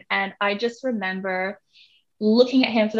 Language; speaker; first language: English; non-native, local second language; Cantonese